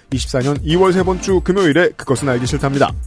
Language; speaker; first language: Korean; native; Korean